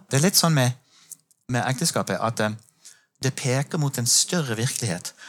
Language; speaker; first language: Norwegian; non-native, fluent; English